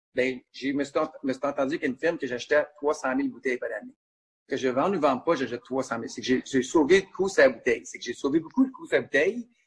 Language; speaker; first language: French; native; French